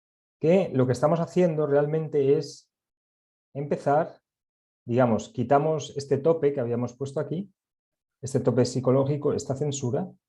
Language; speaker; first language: Spanish; native; Spanish